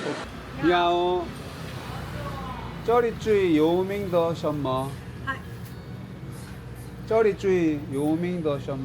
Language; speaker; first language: Chinese; non-native, learner; Korean